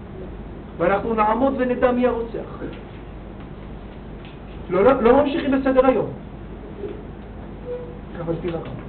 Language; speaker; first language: Hebrew; native; Hebrew